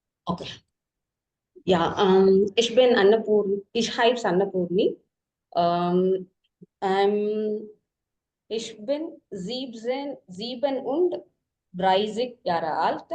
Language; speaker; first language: German; non-native, learner; Tamil